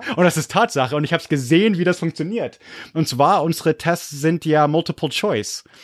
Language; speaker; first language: German; non-native, fluent; English